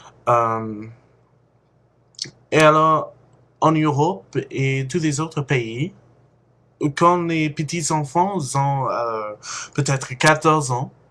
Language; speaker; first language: French; non-native, fluent; English